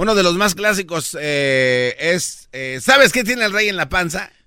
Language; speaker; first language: Spanish; native; Spanish